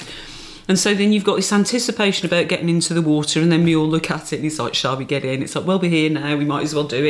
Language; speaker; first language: English; native; English